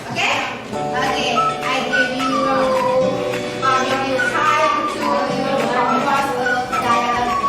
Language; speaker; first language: English; non-native, learner; Indonesian